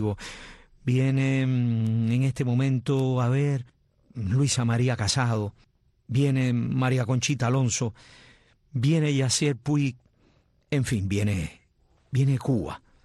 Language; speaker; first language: Spanish; native; Spanish